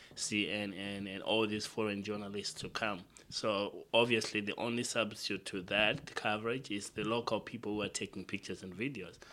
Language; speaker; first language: English; non-native, local second language; Shona